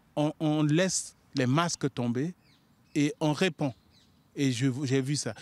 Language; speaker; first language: French; non-native, local second language; Sango